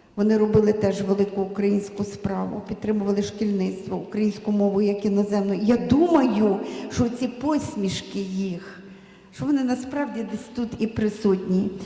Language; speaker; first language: Ukrainian; native; Ukrainian